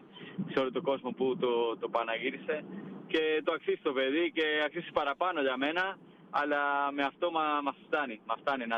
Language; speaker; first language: Greek; non-native, fluent; Spanish